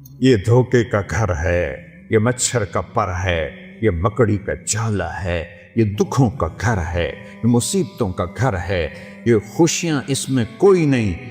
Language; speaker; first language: Urdu; non-native, local second language; Saraiki